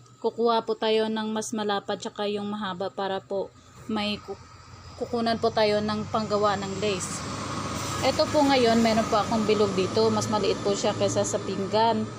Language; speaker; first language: Filipino; non-native, local second language; Cebuano